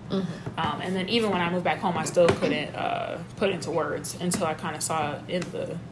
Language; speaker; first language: English; native; English